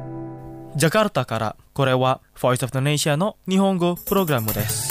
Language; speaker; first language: Japanese; non-native, fluent; Indonesian